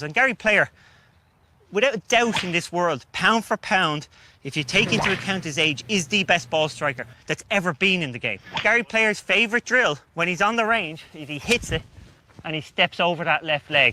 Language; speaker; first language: English; native; English